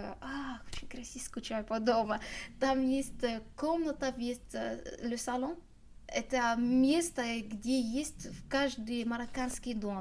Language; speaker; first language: Russian; non-native, learner; Arabic